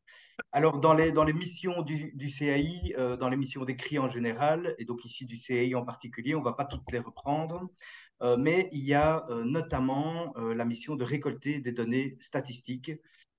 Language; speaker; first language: French; native; French